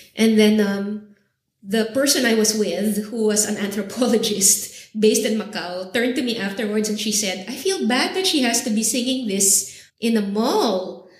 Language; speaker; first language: English; native; English